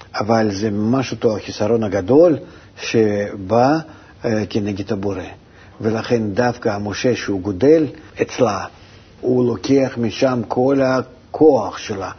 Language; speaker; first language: Hebrew; non-native, fluent; Russian